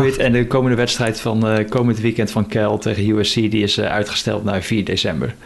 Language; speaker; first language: Dutch; native; Dutch